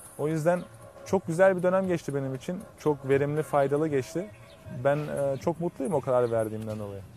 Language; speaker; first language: Turkish; early bilingual, heritage; Turkish